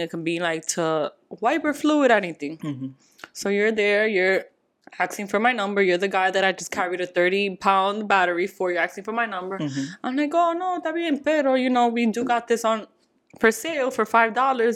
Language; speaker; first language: English; early bilingual, other home language; Spanish